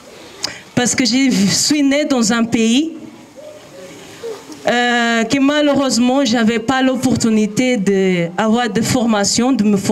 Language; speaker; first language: French; non-native, learner; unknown